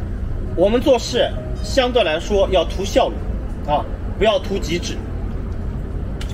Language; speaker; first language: Chinese; native; Chinese